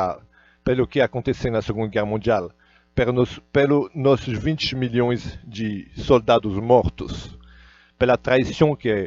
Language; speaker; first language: Portuguese; non-native, fluent; Russian